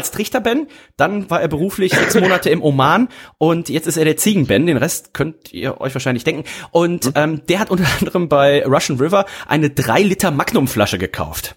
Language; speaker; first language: German; native; German